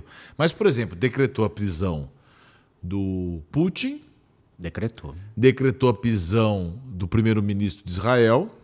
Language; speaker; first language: Portuguese; native; Portuguese